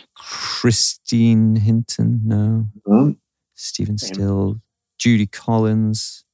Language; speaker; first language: English; native; English